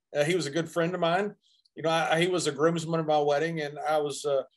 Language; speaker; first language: English; native; English